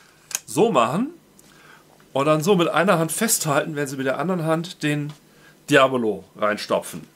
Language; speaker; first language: German; native; German